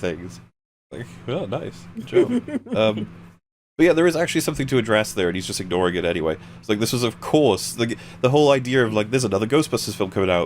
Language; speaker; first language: English; native; English